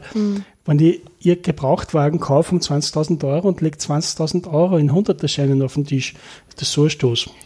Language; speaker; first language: German; native; German